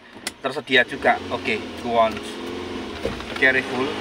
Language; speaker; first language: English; non-native, learner; Indonesian